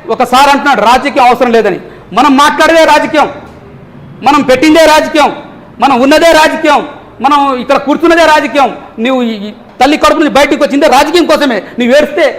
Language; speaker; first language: Telugu; non-native, local second language; Lambadi